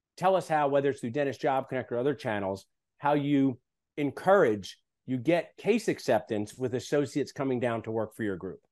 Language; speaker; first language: English; native; English